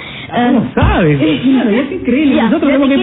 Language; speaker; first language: Spanish; native; Spanish